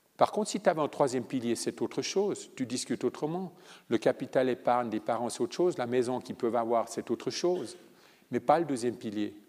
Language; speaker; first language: French; early bilingual, other home language; Italian